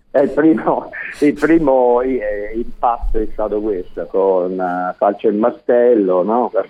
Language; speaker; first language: Italian; non-native, fluent; English